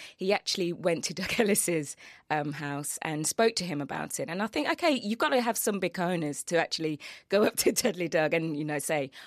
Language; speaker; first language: English; native; English